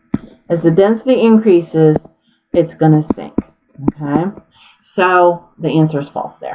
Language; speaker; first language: English; native; English